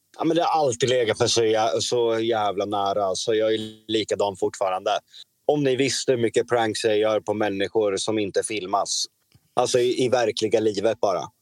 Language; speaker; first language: Swedish; native; Swedish